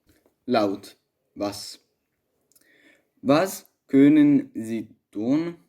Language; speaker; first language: German; non-native, learner; Italian